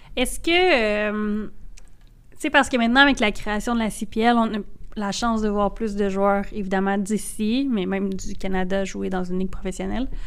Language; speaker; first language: French; native; French